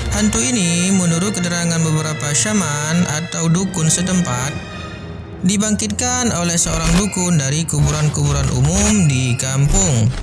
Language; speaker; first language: Malay; non-native, local second language; Achinese